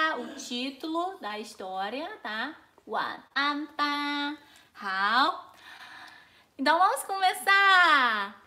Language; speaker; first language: Portuguese; non-native, fluent; Chinese